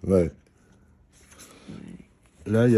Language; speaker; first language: French; non-native, fluent; Georgian